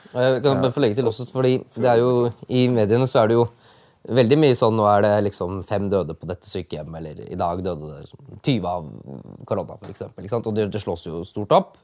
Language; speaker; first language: Norwegian; native; Norwegian